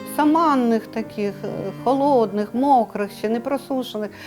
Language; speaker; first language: Ukrainian; native; Ukrainian